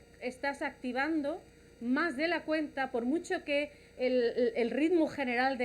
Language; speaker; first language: Spanish; native; Spanish